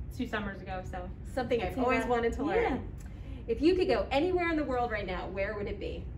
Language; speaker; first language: English; native; English